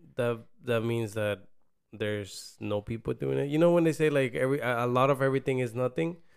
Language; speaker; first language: English; early bilingual, other home language; Spanish